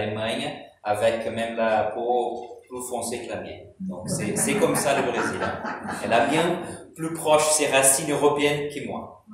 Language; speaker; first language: French; non-native, fluent; Portuguese